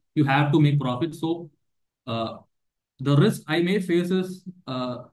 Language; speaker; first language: English; non-native, local second language; Malayalam